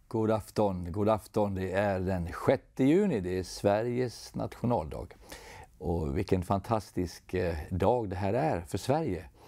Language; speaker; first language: Swedish; native; Swedish